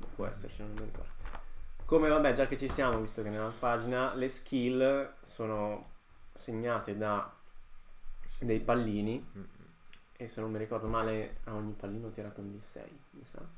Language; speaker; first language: Italian; native; Italian